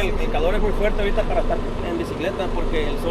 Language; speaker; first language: Spanish; native; Spanish